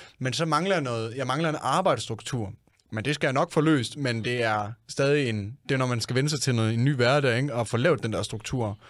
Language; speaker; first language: Danish; native; Danish